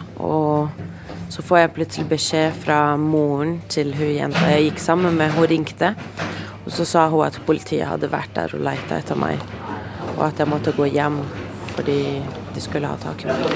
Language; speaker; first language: Norwegian; early bilingual, other home language; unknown